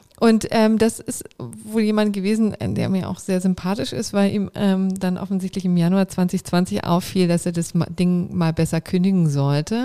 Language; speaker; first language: German; native; German